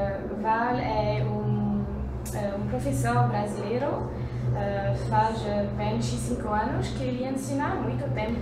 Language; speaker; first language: Portuguese; non-native, learner; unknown